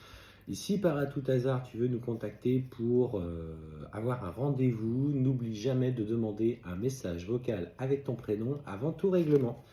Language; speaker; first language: French; native; French